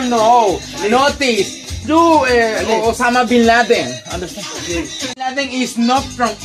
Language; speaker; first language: English; non-native, learner; Spanish